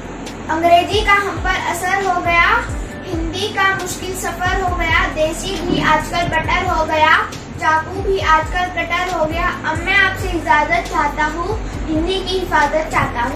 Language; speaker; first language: Hindi; native; Hindi